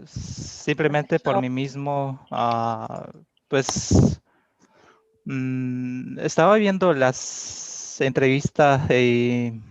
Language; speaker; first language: Spanish; non-native, learner; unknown